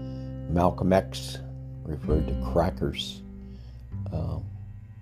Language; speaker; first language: English; native; English